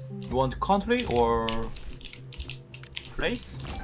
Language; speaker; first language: English; non-native, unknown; Korean